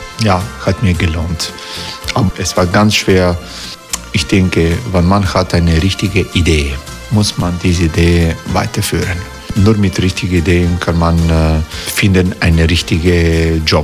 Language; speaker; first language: German; non-native, learner; Croatian